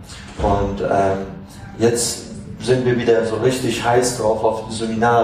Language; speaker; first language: German; non-native, fluent; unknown